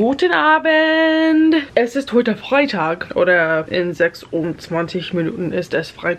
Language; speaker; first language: German; non-native, learner; English